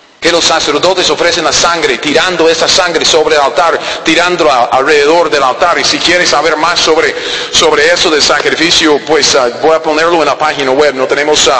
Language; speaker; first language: Spanish; non-native, fluent; English